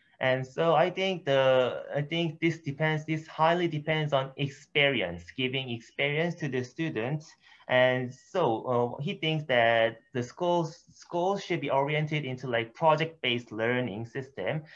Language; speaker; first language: English; non-native, fluent; Korean